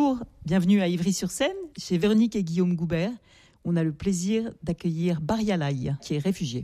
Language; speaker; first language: French; native; French